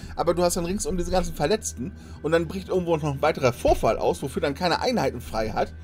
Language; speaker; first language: German; native; German